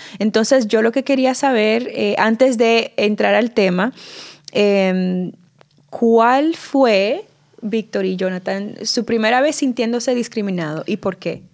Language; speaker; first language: Spanish; native; Spanish